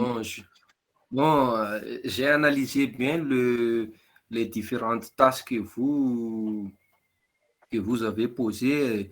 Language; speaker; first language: French; non-native, local second language; Malagasy